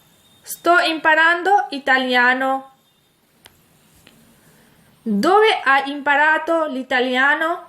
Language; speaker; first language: Italian; non-native, fluent; Urdu